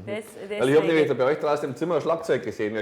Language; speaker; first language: German; native; German